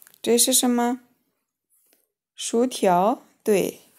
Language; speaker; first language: Chinese; non-native, fluent; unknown